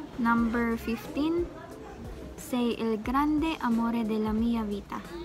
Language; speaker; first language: English; non-native, local second language; Filipino